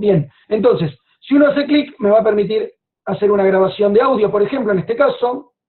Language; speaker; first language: Spanish; native; Spanish